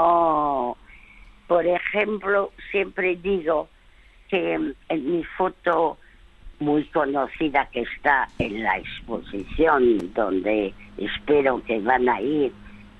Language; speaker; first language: Spanish; early bilingual, other home language; French